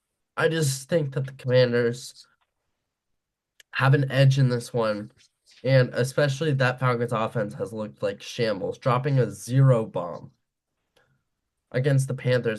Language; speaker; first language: English; native; English